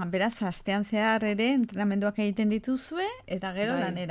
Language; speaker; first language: Basque; native; Basque